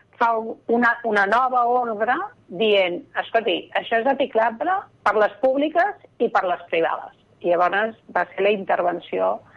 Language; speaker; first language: Catalan; non-native, local second language; Spanish